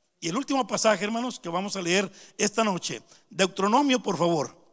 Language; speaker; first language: Spanish; native; Spanish